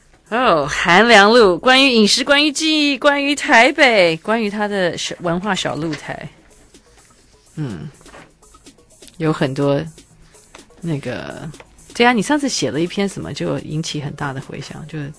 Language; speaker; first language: Chinese; native; Chinese